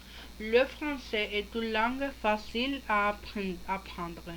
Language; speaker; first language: French; non-native, learner; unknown